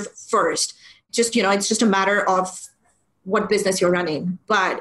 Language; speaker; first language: English; non-native, local second language; Urdu